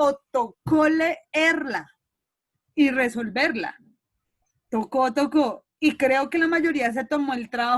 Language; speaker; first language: Spanish; native; Spanish